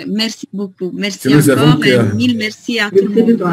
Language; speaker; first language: French; non-native, fluent; Italian